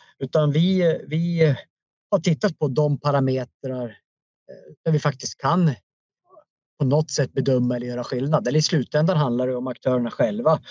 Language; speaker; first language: Swedish; native; Swedish